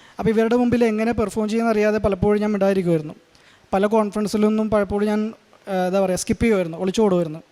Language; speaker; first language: Malayalam; native; Malayalam